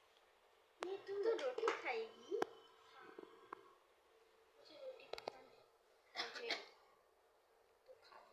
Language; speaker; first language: Hindi; non-native, learner; Bangla